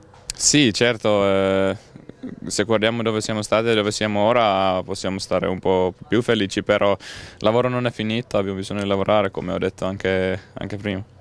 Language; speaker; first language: Italian; non-native, fluent; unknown